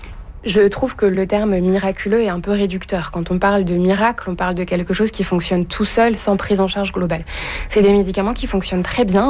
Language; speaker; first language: French; native; French